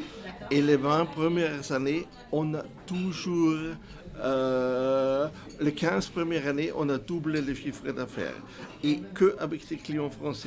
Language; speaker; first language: French; non-native, fluent; German